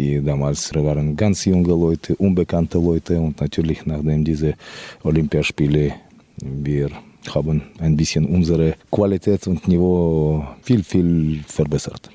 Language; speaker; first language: German; non-native, fluent; Russian